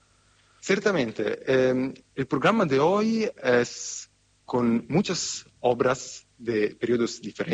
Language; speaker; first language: Spanish; non-native, fluent; Italian